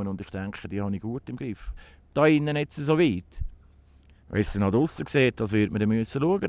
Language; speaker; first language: German; native; German